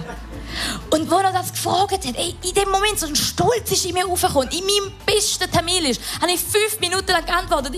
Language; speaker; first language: German; early bilingual, other home language; Tamil